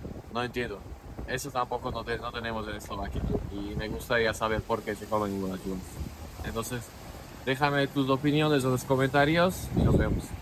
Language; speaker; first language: Spanish; non-native, learner; Slovak